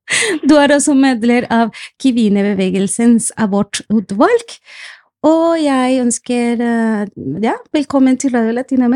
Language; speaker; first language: Norwegian; non-native, fluent; Spanish